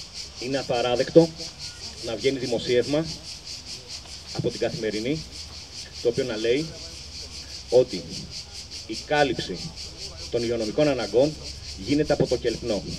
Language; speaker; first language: Greek; native; Greek